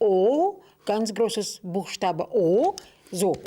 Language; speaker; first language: German; non-native, fluent; Russian